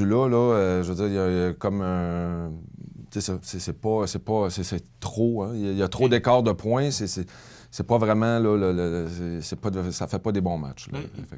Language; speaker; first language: French; native; French